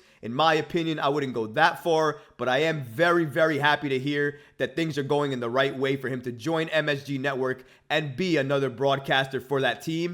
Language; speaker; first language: English; native; English